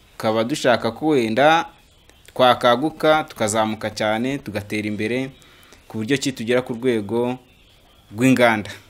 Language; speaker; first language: Kinyarwanda; native; Kinyarwanda